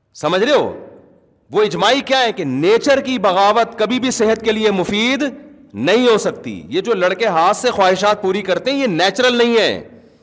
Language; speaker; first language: Urdu; native; Urdu